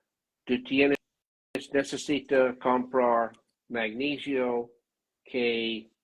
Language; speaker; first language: Spanish; non-native, learner; English